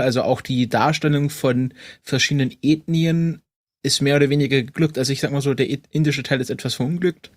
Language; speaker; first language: German; native; German